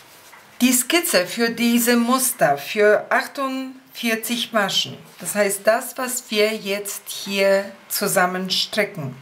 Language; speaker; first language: German; non-native, fluent; Polish